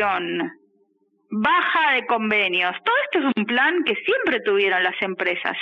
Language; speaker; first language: Spanish; native; Spanish